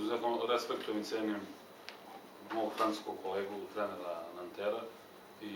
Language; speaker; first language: Serbian; native; Serbian